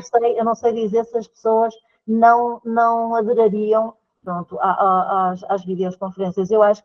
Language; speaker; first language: Portuguese; native; Portuguese